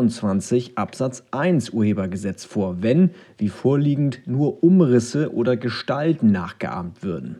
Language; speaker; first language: German; native; German